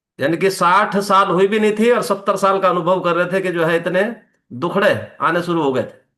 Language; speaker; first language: Hindi; native; Hindi